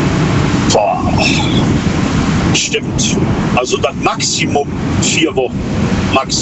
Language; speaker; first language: German; native; German